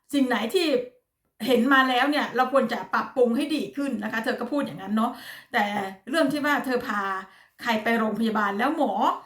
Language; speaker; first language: Thai; native; Thai